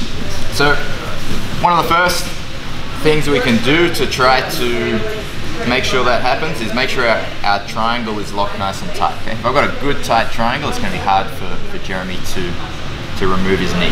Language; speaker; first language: English; native; English